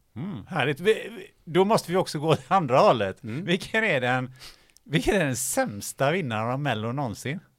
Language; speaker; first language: Swedish; native; Swedish